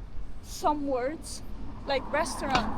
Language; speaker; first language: English; non-native, fluent; Italian